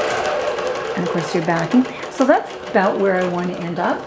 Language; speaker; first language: English; native; English